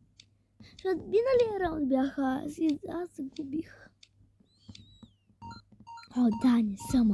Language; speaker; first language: Bulgarian; early bilingual, heritage; Bulgarian